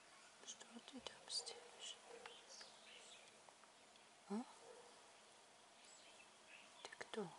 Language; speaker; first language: Russian; non-native, learner; German